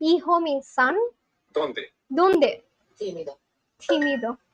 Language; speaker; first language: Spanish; non-native, learner; Bangla